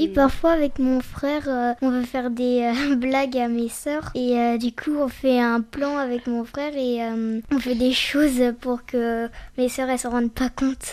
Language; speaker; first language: French; native; French